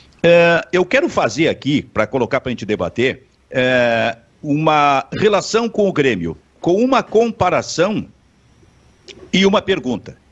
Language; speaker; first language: Portuguese; native; Portuguese